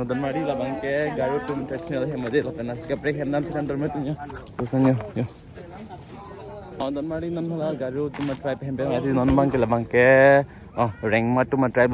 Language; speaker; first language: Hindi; non-native, local second language; Karbi